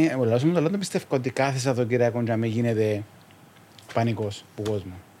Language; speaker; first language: Greek; native; Greek